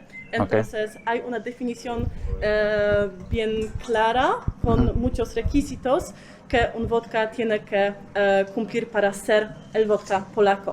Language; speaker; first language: Spanish; non-native, fluent; Polish